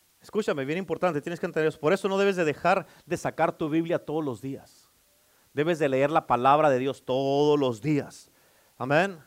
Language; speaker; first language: Spanish; native; Spanish